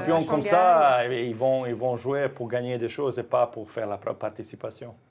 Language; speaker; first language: French; non-native, fluent; Croatian